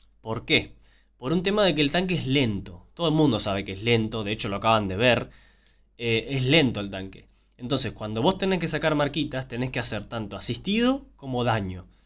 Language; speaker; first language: Spanish; native; Spanish